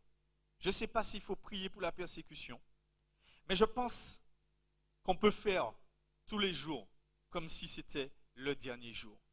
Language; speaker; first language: French; native; French